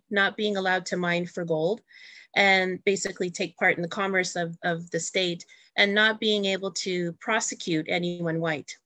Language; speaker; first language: English; native; English